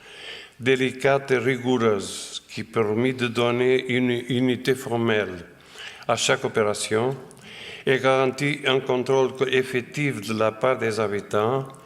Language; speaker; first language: French; non-native, fluent; Portuguese